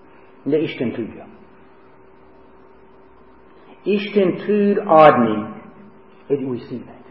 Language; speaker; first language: Hungarian; non-native, fluent; English